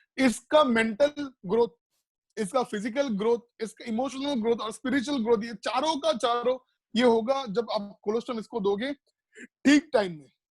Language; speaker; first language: Hindi; non-native, local second language; Bangla